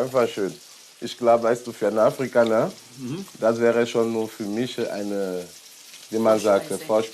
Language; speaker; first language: German; non-native, learner; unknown